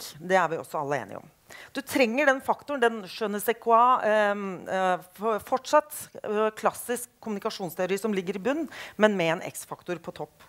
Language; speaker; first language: Norwegian; native; Norwegian